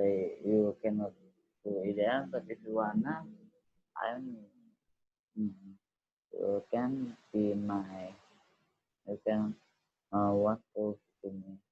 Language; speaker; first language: English; non-native, learner; Indonesian